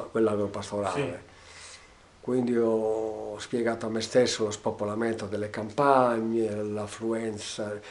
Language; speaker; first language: Italian; non-native, local second language; Sardinian